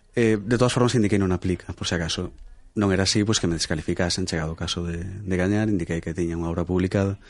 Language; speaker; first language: Galician; native; Galician